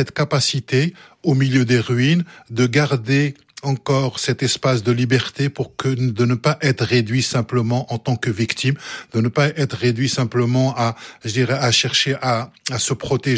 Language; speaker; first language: French; early bilingual, other home language; Arabic